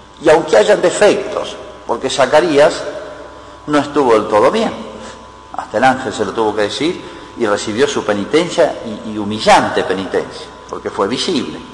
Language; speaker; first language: Spanish; native; Spanish